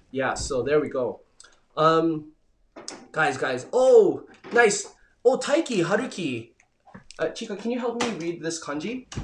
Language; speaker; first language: English; early bilingual, other home language; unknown